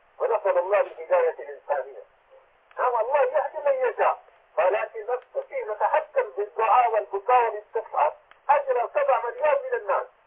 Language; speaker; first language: Arabic; non-native, fluent; Urdu